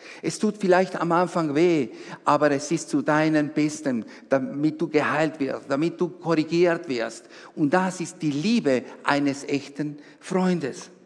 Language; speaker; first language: German; non-native, fluent; Spanish